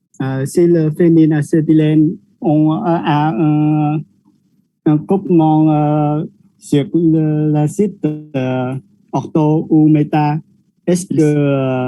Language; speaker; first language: French; non-native, learner; Vietnamese